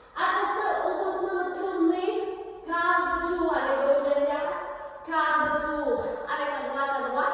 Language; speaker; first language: French; native; French